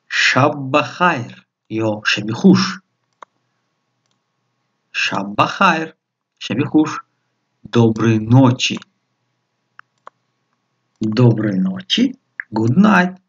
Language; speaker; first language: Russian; non-native, local second language; Tajik